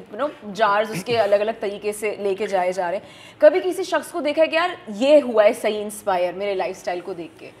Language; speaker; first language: Urdu; native; Urdu